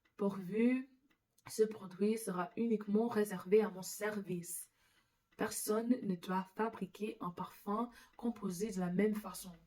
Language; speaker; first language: French; non-native, learner; English